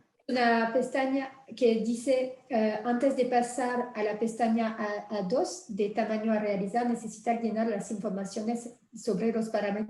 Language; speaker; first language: Spanish; non-native, fluent; French